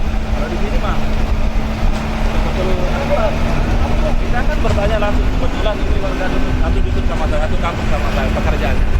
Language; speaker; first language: Indonesian; non-native, local second language; Sasak